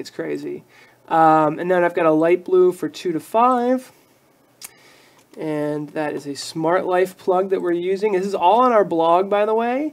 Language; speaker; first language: English; native; English